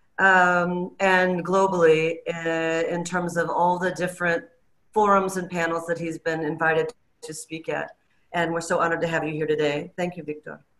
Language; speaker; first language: English; native; English